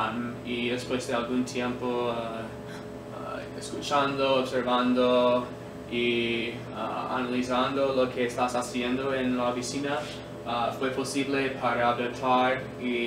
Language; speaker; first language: Spanish; non-native, learner; English